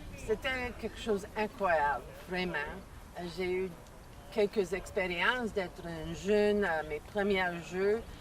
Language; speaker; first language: French; non-native, learner; English